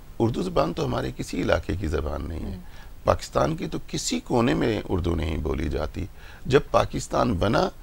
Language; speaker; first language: Urdu; non-native, local second language; Punjabi